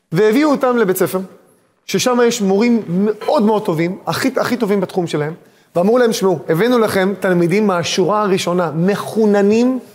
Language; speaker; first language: Hebrew; native; Hebrew